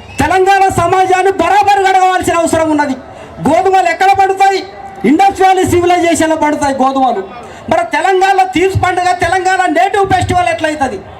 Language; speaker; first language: Telugu; non-native, local second language; Koya